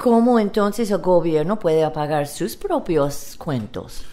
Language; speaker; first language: Spanish; non-native, learner; English